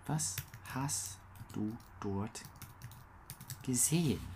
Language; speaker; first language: German; non-native, learner; English